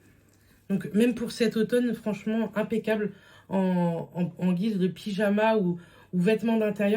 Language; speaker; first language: French; native; French